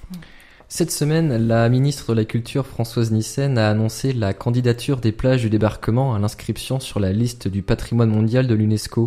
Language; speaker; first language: French; native; French